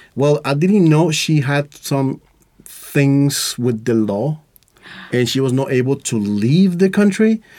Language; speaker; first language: English; non-native, fluent; Spanish